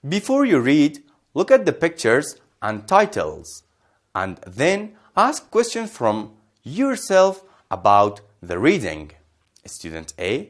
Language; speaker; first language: English; non-native, fluent; Persian